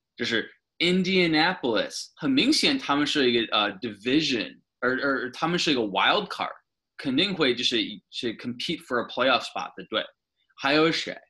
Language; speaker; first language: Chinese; non-native, fluent; English